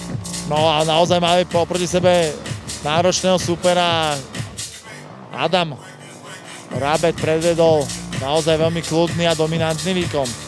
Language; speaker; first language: Slovak; native; Slovak